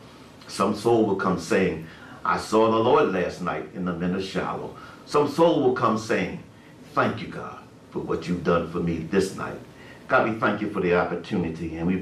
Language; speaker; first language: English; native; English